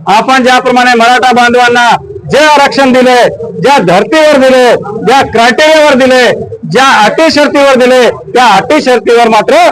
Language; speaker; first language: Marathi; non-native, local second language; Lambadi